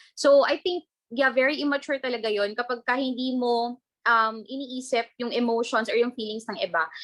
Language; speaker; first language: Filipino; non-native, local second language; Cebuano